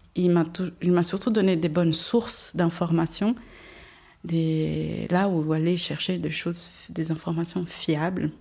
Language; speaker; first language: French; non-native, fluent; Portuguese